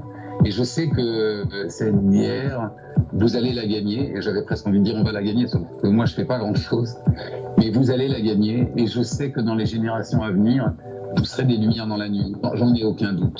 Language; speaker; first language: French; native; French